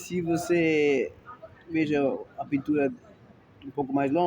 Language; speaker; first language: Portuguese; non-native, fluent; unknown